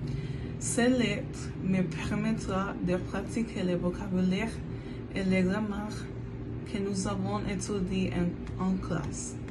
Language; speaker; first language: French; non-native, learner; Spanish